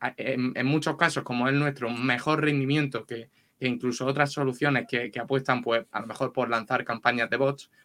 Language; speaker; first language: Spanish; native; Spanish